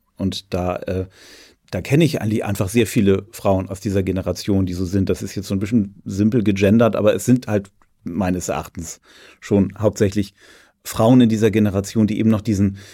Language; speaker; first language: German; native; German